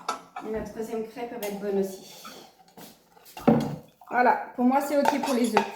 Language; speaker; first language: French; native; French